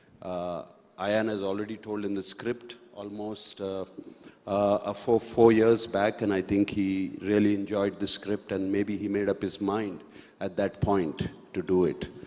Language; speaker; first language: English; non-native, local second language; Telugu